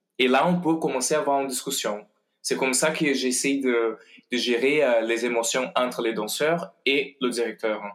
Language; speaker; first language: French; non-native, fluent; Portuguese